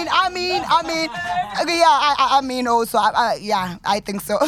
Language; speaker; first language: English; non-native, local second language; Zulu